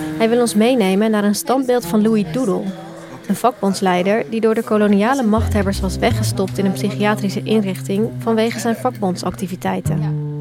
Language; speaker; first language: Dutch; native; Dutch